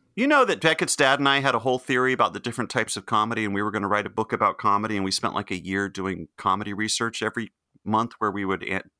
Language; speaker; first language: English; native; English